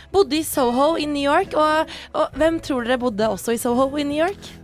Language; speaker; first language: Norwegian; native; Norwegian